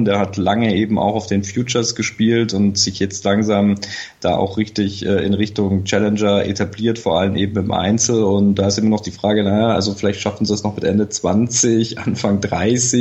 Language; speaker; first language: German; native; German